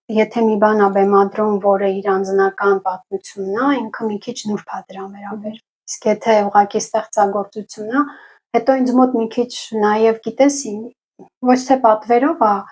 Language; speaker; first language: Armenian; native; Armenian